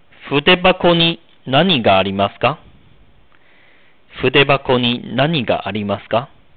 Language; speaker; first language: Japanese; non-native, fluent; Chinese